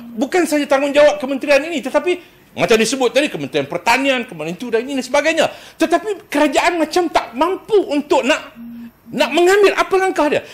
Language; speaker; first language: Malay; native; Malay